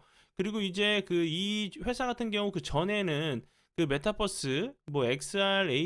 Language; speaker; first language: Korean; native; Korean